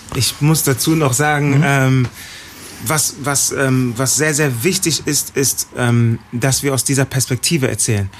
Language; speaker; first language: German; early bilingual, other home language; Akan